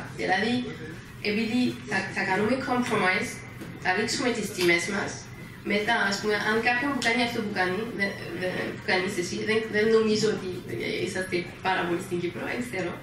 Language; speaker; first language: Greek; non-native, fluent; French